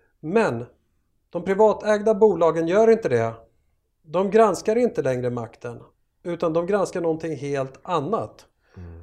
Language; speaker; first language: Swedish; native; Swedish